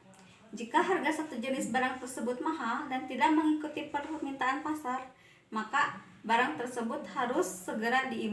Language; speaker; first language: Indonesian; native; Indonesian